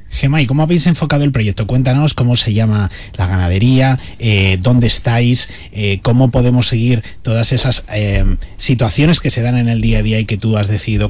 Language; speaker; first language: Spanish; native; Spanish